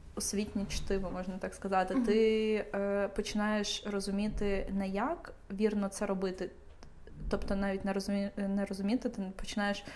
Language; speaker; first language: Ukrainian; non-native, local second language; Russian